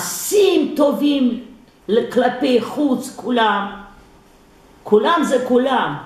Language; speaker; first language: Hebrew; non-native, fluent; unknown